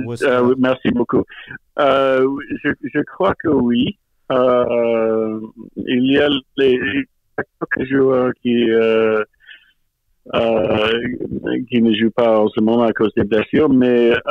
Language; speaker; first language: French; non-native, fluent; English